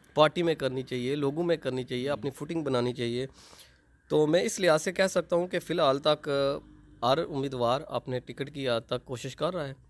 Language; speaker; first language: Urdu; non-native, local second language; Pahari-Potwari